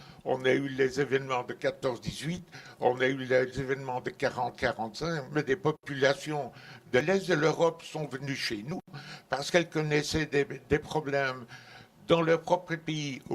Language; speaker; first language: French; native; French